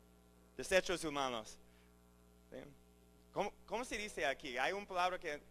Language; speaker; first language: Spanish; non-native, learner; English